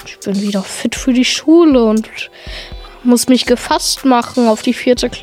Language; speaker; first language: German; native; German